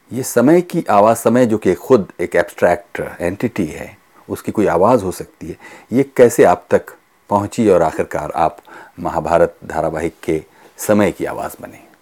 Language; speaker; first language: Hindi; native; Hindi